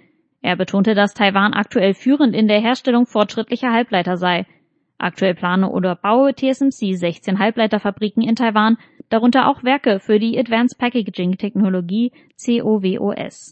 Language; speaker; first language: German; native; German